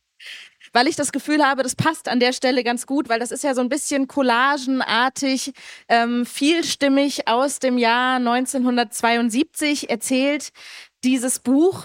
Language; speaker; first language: German; native; German